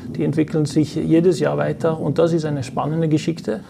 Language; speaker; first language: German; non-native, fluent; Norwegian